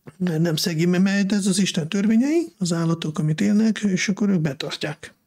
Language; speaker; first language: Hungarian; non-native, fluent; Russian